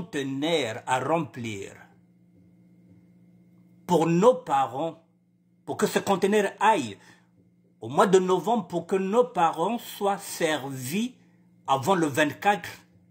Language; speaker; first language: French; non-native, local second language; Lingala